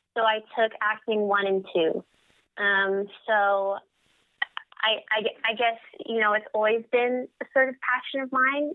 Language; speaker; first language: English; native; English